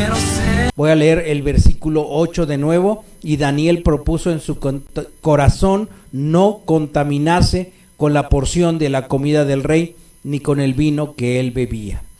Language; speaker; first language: Spanish; native; Spanish